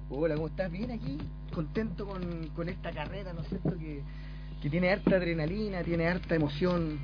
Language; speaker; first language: Spanish; native; Spanish